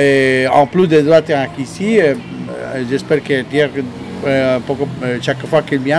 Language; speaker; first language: French; non-native, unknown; Spanish